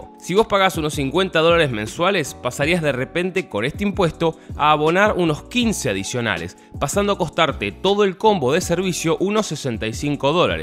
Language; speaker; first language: Spanish; native; Spanish